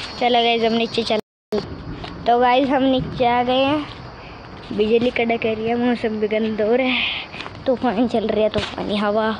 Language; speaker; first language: Hindi; native; Hindi